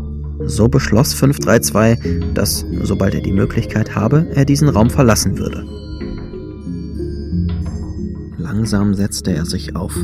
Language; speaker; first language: German; native; German